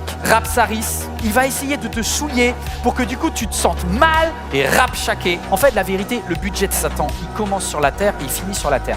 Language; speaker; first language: French; native; French